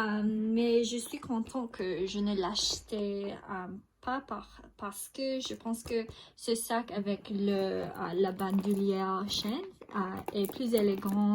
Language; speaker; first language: French; non-native, learner; English